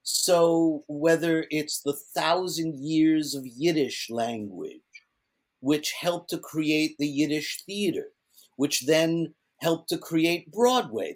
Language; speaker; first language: English; early bilingual, other home language; Yiddish